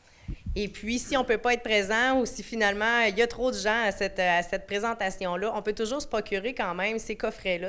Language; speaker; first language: French; native; French